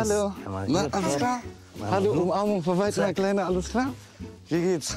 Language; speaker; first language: German; native; German